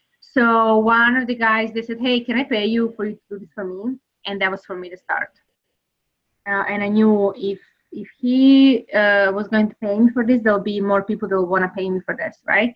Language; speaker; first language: English; non-native, fluent; Serbian